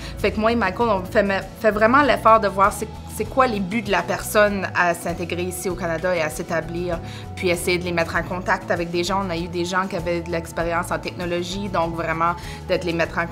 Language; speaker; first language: French; native; French